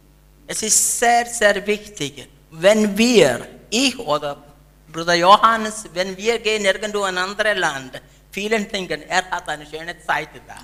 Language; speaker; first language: German; non-native, learner; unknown